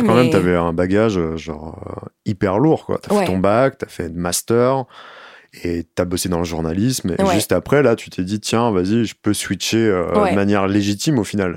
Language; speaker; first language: French; native; French